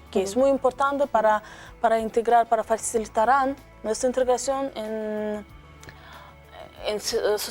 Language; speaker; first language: Spanish; non-native, learner; Azerbaijani